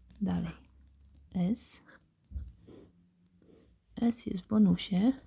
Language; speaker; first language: Polish; native; Polish